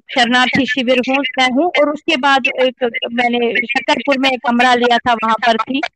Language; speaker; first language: Hindi; non-native, local second language; Kashmiri